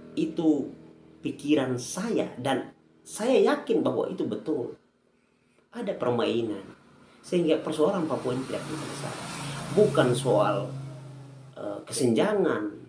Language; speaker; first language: Indonesian; native; Indonesian